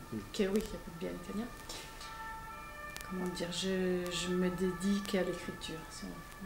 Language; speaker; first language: French; non-native, fluent; Italian